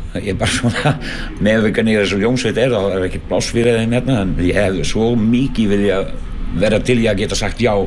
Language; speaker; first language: Icelandic; non-native, fluent; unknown